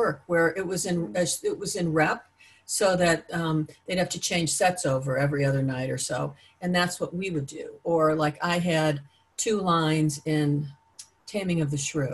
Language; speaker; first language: English; native; English